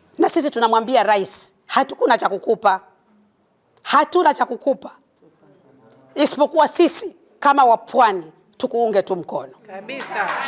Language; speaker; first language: Swahili; native; Swahili